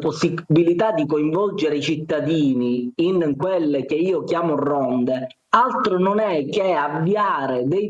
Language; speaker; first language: Italian; native; Italian